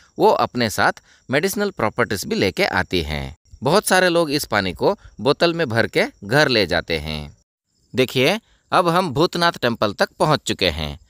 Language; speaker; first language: Hindi; non-native, local second language; Kannada